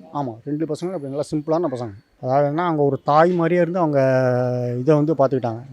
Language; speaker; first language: Tamil; native; Tamil